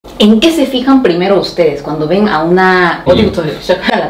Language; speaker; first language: Spanish; non-native, fluent; Korean